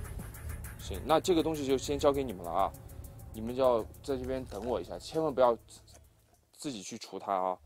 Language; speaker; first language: Chinese; native; Chinese